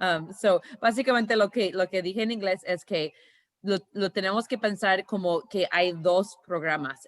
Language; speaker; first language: Spanish; early bilingual, heritage; Spanish